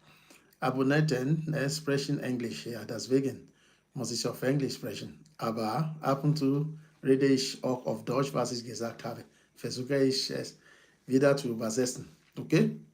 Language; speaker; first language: German; non-native, fluent; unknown